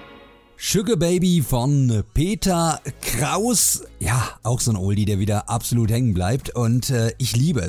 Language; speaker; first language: German; native; German